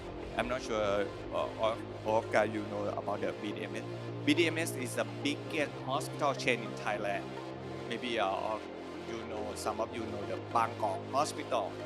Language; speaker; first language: English; non-native, learner; Thai